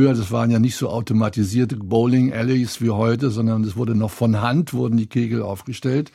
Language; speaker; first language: German; native; German